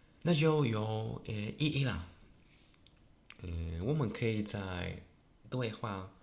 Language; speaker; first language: Chinese; non-native, learner; Polish